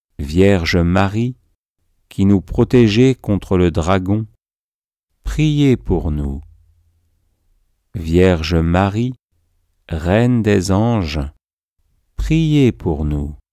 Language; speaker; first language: French; native; French